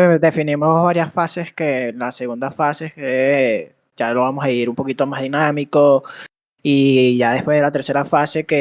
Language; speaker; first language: Spanish; native; Spanish